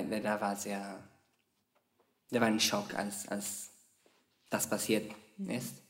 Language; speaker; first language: German; non-native, fluent; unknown